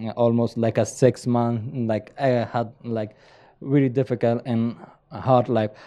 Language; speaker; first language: English; non-native, learner; Persian